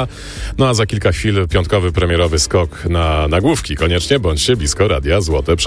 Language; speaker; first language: Polish; native; Polish